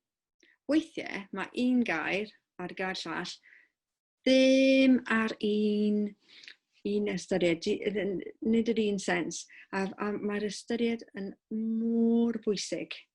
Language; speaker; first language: Welsh; non-native, local second language; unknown